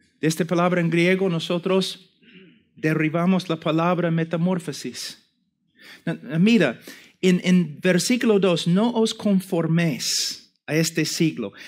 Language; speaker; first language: Spanish; non-native, fluent; English